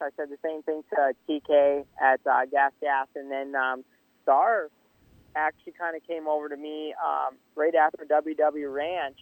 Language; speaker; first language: English; native; English